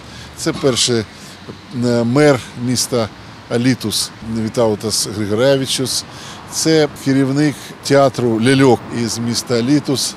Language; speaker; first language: Ukrainian; native; Ukrainian